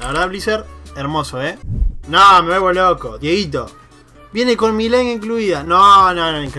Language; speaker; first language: Spanish; native; Spanish